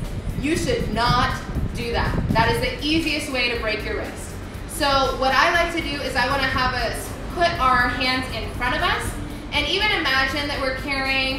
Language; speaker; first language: English; native; English